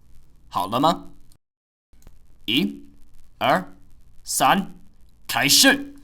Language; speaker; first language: Chinese; non-native, learner; English